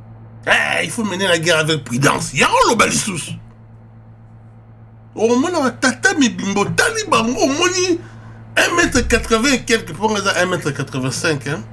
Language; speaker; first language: French; non-native, local second language; Lingala